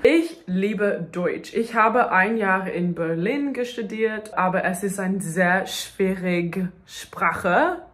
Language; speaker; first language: German; non-native, learner; English